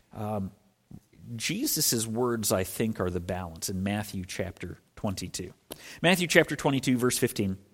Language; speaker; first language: English; native; English